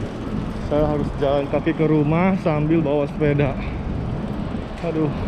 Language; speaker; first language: Indonesian; native; Indonesian